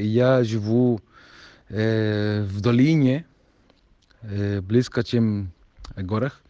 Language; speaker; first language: Russian; non-native, learner; Spanish